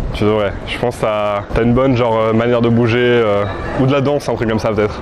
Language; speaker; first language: French; early bilingual, other home language; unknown